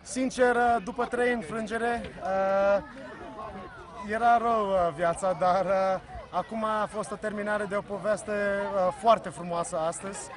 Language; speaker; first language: Romanian; early bilingual, heritage; Romanian